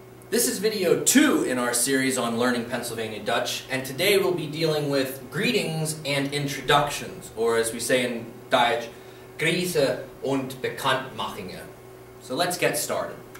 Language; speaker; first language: English; native; English